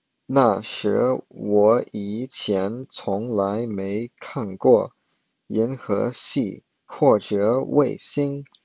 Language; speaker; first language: Chinese; early bilingual, heritage; Chinese